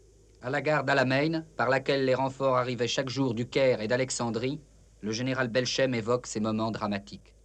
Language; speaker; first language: French; native; French